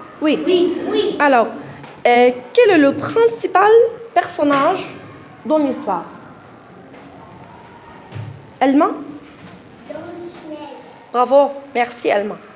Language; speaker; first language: French; non-native, fluent; Arabic